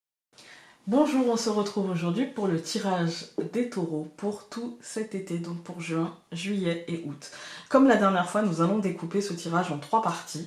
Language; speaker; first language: French; native; French